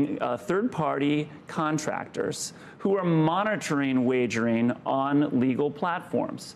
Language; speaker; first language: English; native; English